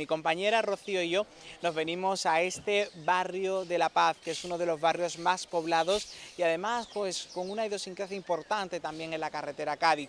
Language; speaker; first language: Spanish; native; Spanish